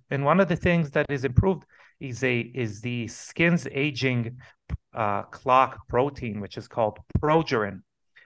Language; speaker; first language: English; non-native, fluent; Hebrew